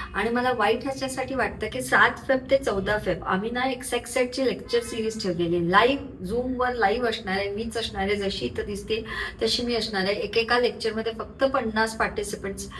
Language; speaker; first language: Marathi; non-native, local second language; Urdu